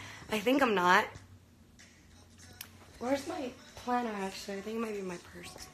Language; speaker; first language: English; early bilingual, other home language; Spanish